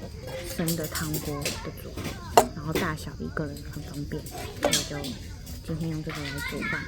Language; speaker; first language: Chinese; native; Chinese